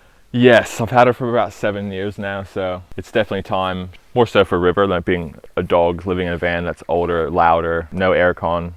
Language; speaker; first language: English; early bilingual, other home language; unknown